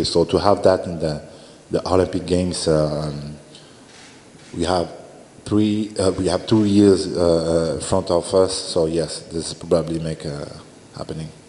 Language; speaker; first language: English; non-native, learner; French